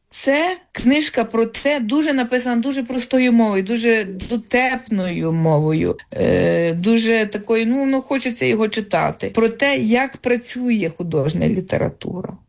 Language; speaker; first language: Ukrainian; native; Ukrainian